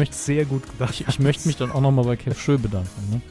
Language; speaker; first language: German; native; German